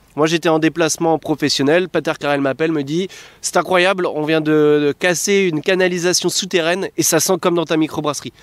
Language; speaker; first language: French; native; French